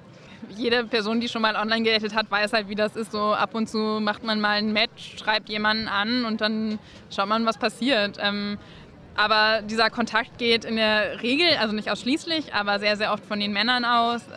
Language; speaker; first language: German; native; German